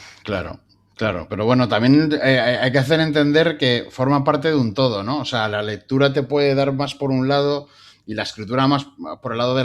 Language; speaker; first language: Spanish; native; Spanish